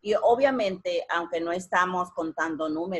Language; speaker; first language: Spanish; native; Spanish